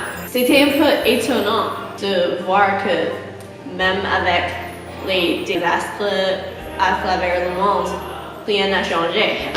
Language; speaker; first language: French; non-native, learner; English